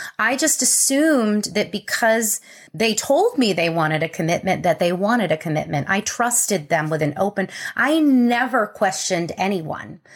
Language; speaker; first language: English; native; English